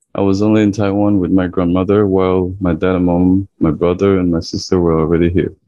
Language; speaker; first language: English; early bilingual, other home language; Chinese